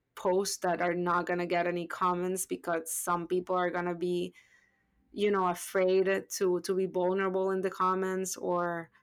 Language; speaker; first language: English; non-native, fluent; Spanish